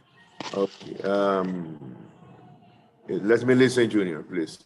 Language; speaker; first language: English; non-native, fluent; Spanish